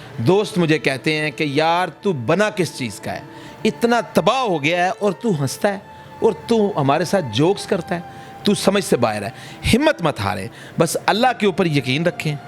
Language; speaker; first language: Urdu; non-native, local second language; Punjabi